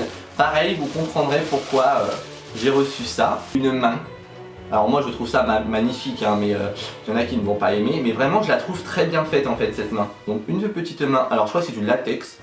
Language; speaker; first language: French; native; French